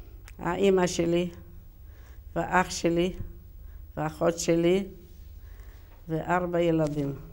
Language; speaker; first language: Hebrew; non-native, learner; Yiddish